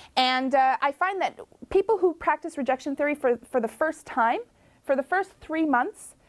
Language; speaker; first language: English; native; English